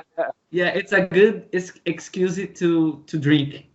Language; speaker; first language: English; non-native, learner; Portuguese